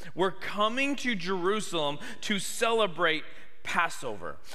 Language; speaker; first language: English; native; English